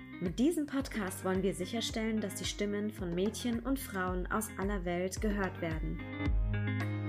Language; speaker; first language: German; native; German